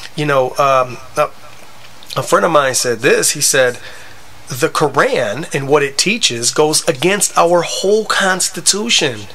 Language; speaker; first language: English; native; English